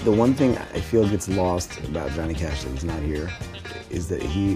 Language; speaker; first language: English; native; English